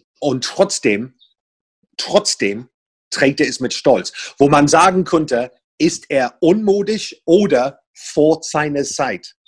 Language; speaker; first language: German; non-native, fluent; English